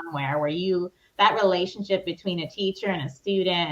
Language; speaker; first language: English; native; English